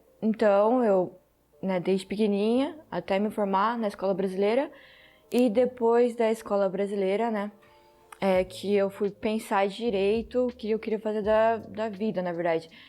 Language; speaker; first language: Portuguese; early bilingual, heritage; Portuguese